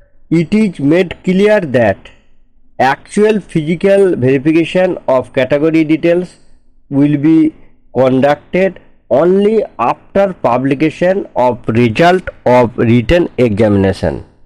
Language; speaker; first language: English; non-native, local second language; Bangla